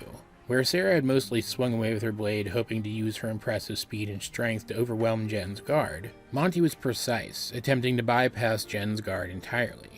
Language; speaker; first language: English; native; English